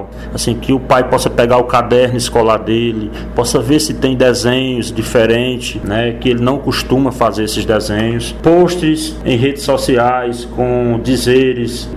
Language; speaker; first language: Portuguese; native; Portuguese